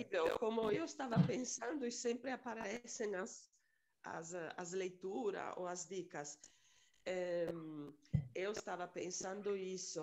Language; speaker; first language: Portuguese; non-native, fluent; Italian